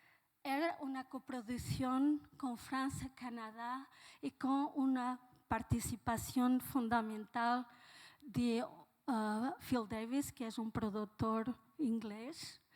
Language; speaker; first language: Spanish; non-native, fluent; Portuguese